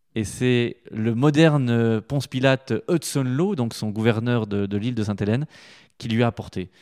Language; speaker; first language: French; native; French